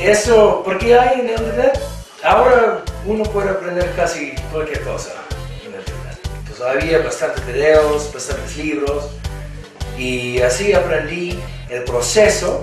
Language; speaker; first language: Spanish; non-native, fluent; English